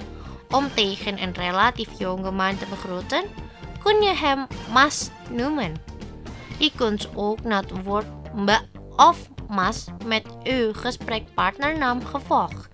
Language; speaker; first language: Dutch; non-native, fluent; Indonesian